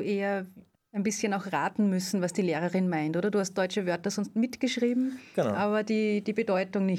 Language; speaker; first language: German; native; German